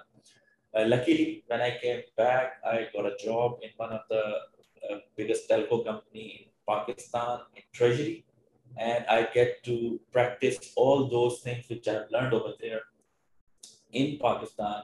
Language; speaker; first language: English; non-native, local second language; Urdu